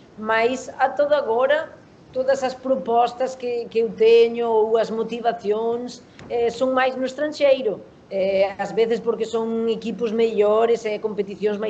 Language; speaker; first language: Portuguese; non-native, learner; Spanish